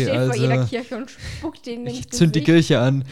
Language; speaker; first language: German; native; German